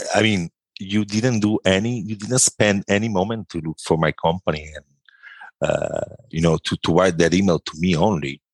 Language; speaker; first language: English; non-native, fluent; Italian